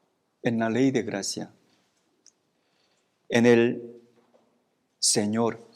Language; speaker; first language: Spanish; non-native, fluent; Korean